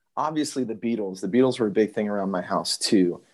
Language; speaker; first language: English; native; English